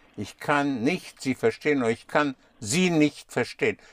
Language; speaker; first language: German; non-native, fluent; English